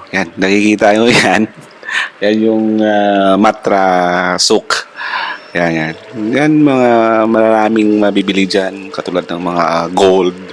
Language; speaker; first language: Filipino; non-native, local second language; Hiligaynon